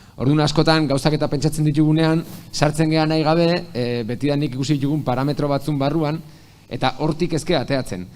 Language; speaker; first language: Basque; native; Basque